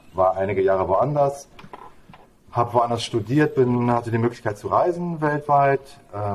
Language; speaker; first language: German; native; German